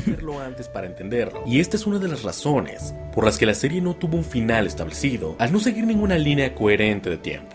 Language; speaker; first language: Spanish; native; Spanish